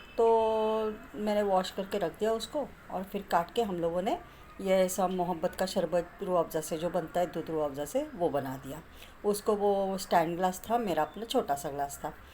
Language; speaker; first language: Hindi; non-native, local second language; Marathi